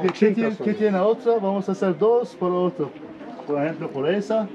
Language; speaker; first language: Spanish; non-native, learner; Turkish